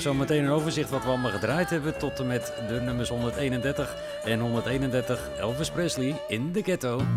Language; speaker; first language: Dutch; native; Dutch